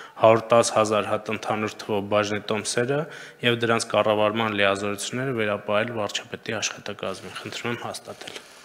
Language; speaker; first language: Armenian; native; Armenian